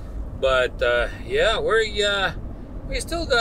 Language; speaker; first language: English; native; English